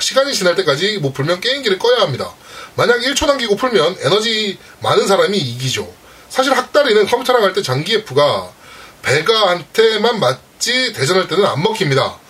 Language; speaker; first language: Korean; native; Korean